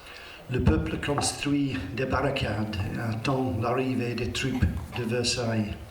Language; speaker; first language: French; non-native, learner; English